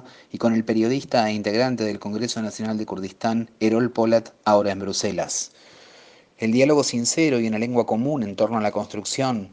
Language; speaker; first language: Spanish; native; Spanish